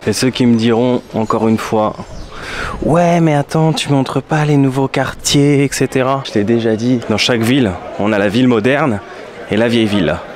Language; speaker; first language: French; native; French